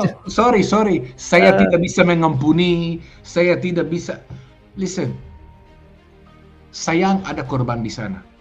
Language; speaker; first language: Indonesian; non-native, fluent; Hebrew